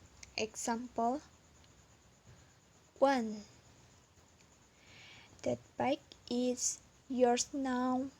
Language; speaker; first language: English; non-native, learner; Indonesian